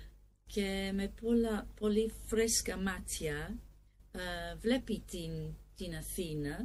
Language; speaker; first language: Greek; non-native, learner; English